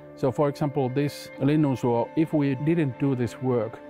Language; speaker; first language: English; non-native, fluent; Finnish